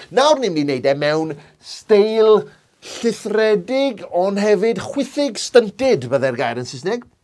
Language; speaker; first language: Welsh; native; Welsh